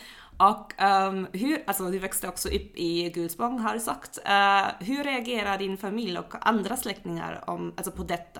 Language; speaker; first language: Swedish; non-native, fluent; German